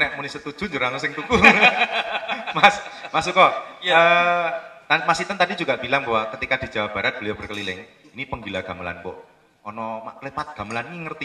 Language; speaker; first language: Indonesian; non-native, local second language; Javanese